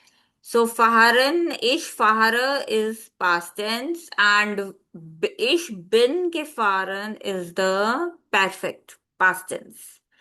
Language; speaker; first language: German; non-native, fluent; Hindi